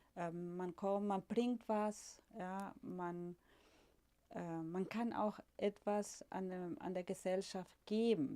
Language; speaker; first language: German; non-native, fluent; Spanish